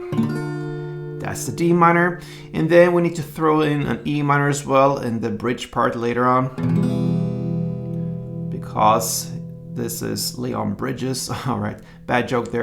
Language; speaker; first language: English; non-native, fluent; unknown